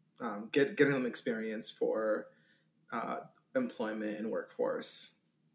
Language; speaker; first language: English; native; English